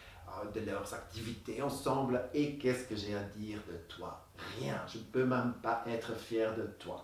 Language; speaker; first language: French; non-native, local second language; Dutch